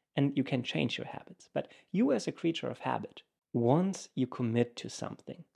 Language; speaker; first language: English; non-native, fluent; German